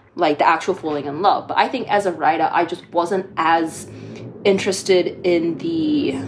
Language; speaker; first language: English; native; English